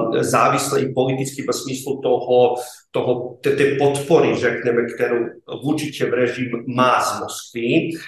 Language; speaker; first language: Czech; non-native, fluent; Serbian